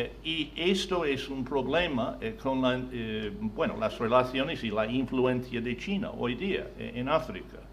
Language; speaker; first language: Spanish; non-native, fluent; English